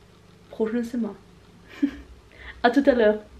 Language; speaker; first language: French; non-native, learner; Norwegian